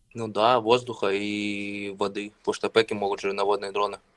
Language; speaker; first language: Russian; native; Russian